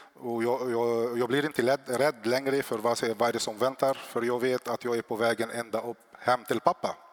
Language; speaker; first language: Swedish; non-native, fluent; Arabic